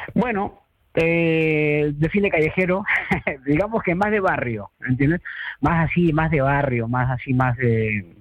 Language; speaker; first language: Spanish; native; Spanish